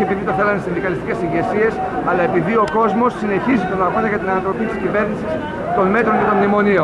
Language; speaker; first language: Greek; native; Greek